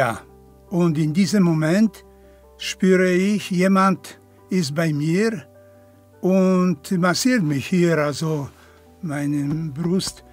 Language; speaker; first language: German; non-native, fluent; Polish